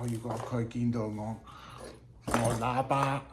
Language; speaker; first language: Cantonese; non-native, learner; English